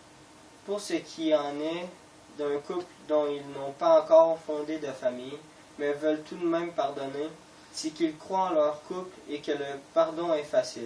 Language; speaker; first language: French; native; French